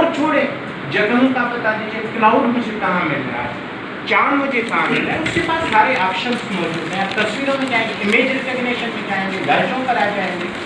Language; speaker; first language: Urdu; non-native, local second language; Sindhi